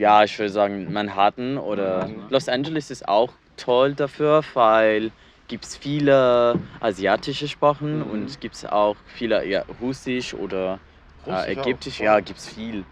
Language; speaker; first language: German; non-native, learner; English